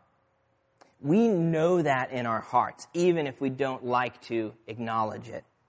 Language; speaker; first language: English; native; English